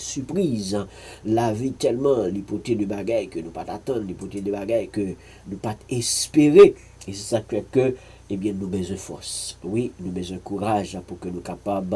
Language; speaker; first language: French; non-native, learner; Haitian Creole